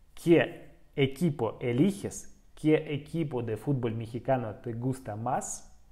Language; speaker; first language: Spanish; non-native, learner; Russian